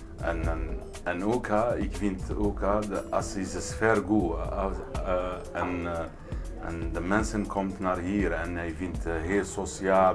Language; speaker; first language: Dutch; non-native, learner; Arabic